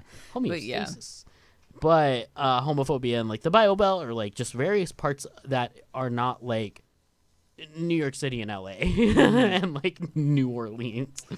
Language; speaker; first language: English; native; English